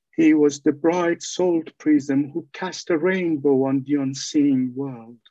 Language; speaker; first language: English; non-native, fluent; Persian